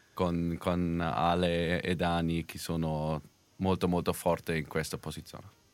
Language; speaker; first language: Italian; non-native, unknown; German